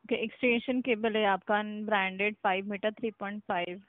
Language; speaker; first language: Hindi; non-native, local second language; Marathi